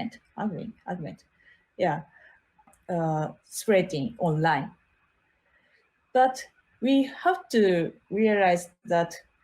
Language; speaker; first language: English; non-native, learner; Japanese